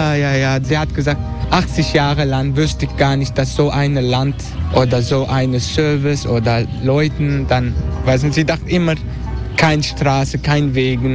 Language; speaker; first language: German; non-native, fluent; Turkish